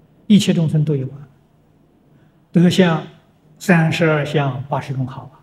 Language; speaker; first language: Chinese; native; Chinese